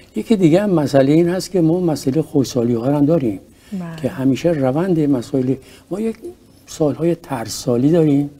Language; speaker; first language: Persian; native; Persian